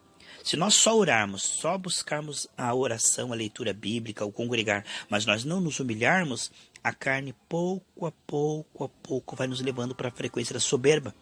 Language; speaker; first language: Portuguese; native; Portuguese